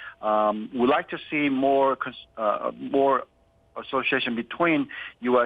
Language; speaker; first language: English; non-native, fluent; Korean